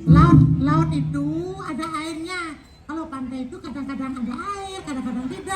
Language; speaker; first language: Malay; non-native, local second language; Balinese